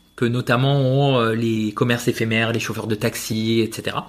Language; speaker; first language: French; non-native, fluent; Spanish